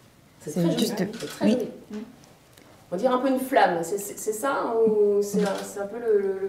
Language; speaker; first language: French; native; French